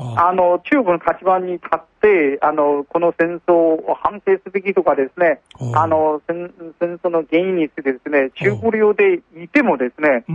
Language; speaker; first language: Japanese; non-native, fluent; Chinese